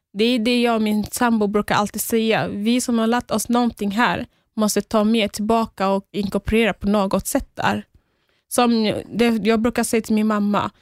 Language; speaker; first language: Swedish; non-native, fluent; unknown